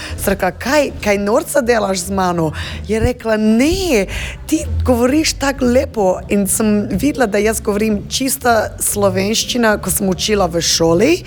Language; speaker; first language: Slovenian; early bilingual, heritage; Slovenian